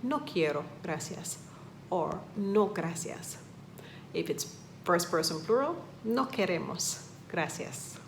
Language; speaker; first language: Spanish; non-native, fluent; English